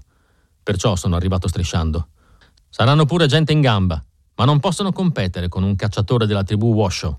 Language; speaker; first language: Italian; native; Italian